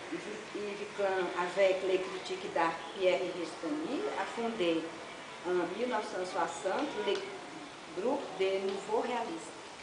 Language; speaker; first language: French; non-native, learner; Portuguese